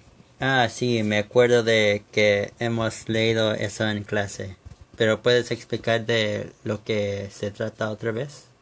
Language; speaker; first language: Spanish; non-native, fluent; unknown